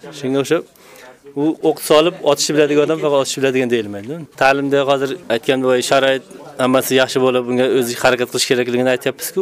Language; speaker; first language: Uzbek; native; Uzbek